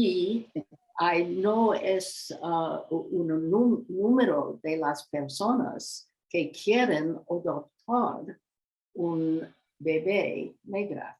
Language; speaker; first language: Spanish; non-native, learner; English